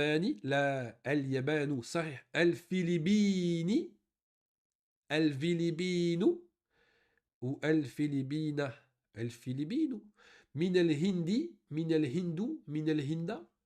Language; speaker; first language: Arabic; non-native, fluent; French